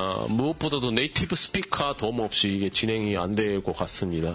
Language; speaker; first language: Korean; non-native, fluent; Japanese